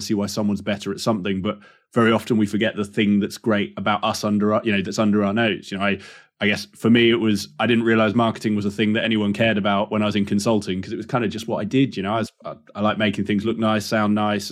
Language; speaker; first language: English; native; English